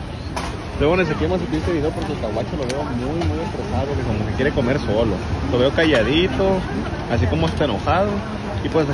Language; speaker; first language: Spanish; native; Spanish